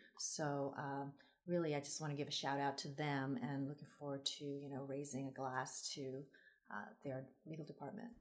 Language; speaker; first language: English; early bilingual, other home language; Min Nan Chinese